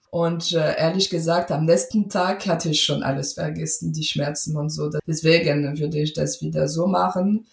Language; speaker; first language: German; non-native, fluent; French